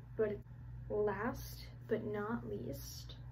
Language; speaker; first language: English; native; English